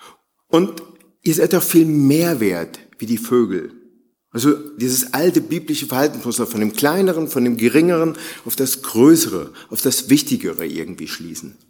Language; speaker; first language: German; native; German